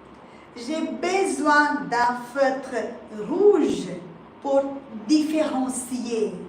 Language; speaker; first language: French; non-native, fluent; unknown